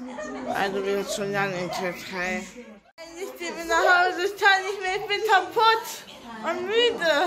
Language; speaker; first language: German; early bilingual, other home language; Turkish